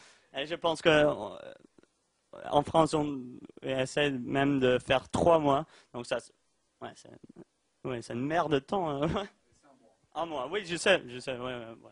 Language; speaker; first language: French; non-native, learner; Dutch